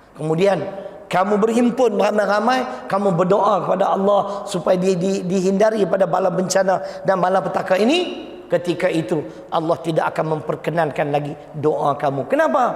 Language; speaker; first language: Malay; native; Malay